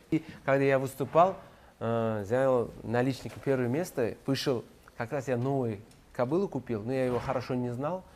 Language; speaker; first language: Russian; non-native, local second language; Uzbek